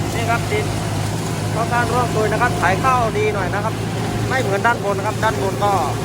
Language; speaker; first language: Thai; native; Thai